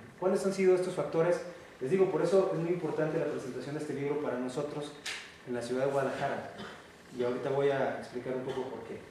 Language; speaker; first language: Spanish; native; Spanish